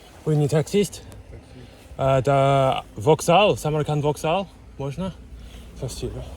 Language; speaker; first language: Russian; non-native, learner; English